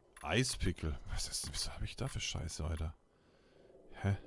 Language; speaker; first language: German; native; German